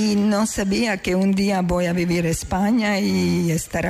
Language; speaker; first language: Spanish; non-native, learner; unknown